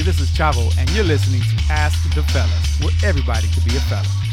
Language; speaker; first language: English; early bilingual, other home language; Spanish